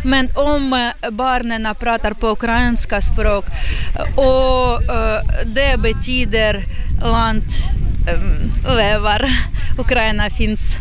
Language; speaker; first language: Swedish; non-native, learner; Ukrainian